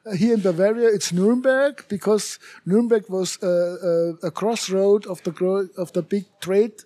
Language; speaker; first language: English; non-native, fluent; German